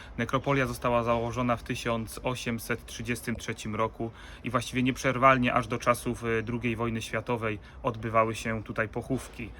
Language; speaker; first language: Polish; native; Polish